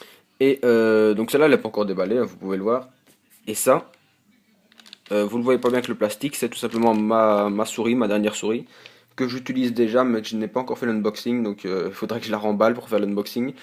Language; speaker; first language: French; native; French